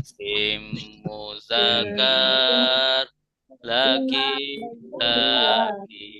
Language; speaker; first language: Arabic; non-native, fluent; Indonesian